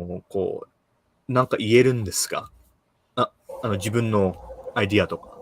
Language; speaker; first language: Japanese; early bilingual, heritage; Japanese